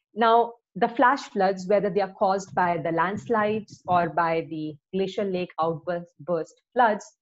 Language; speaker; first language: English; non-native, local second language; Hindi